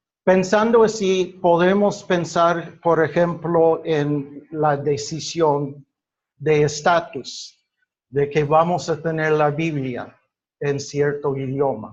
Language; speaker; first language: Spanish; non-native, fluent; English